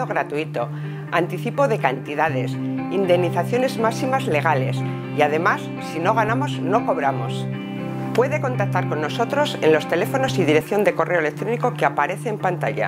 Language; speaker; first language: Spanish; native; Spanish